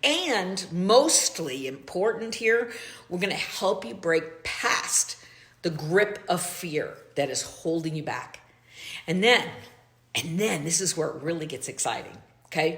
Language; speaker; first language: English; native; English